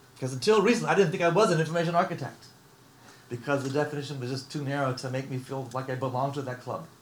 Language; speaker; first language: English; native; English